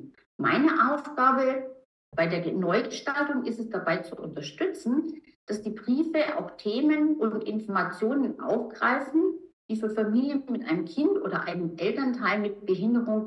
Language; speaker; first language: German; native; German